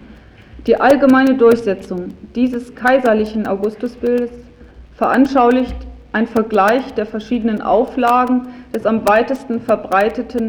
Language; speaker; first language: German; native; German